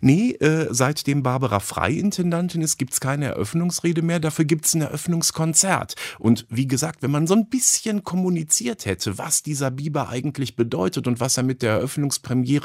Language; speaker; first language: German; native; German